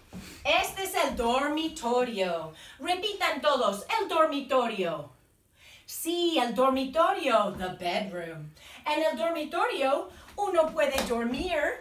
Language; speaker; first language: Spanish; non-native, fluent; English